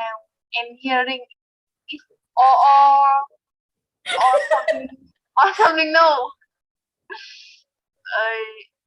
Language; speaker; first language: English; non-native, learner; Vietnamese